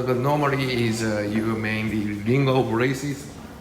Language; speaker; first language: English; non-native, learner; Japanese